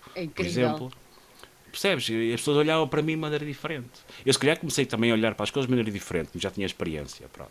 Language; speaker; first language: Portuguese; native; Portuguese